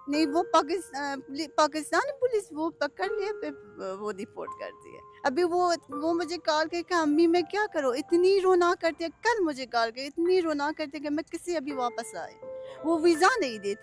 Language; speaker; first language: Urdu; non-native, learner; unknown